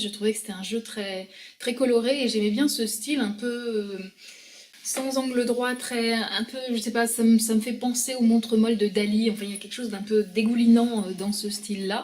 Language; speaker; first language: French; native; French